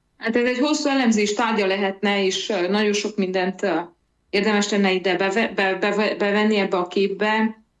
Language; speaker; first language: Hungarian; native; Hungarian